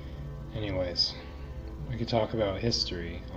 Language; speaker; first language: English; native; English